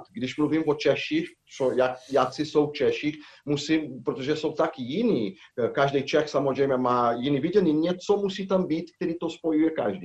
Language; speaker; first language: Czech; non-native, fluent; Portuguese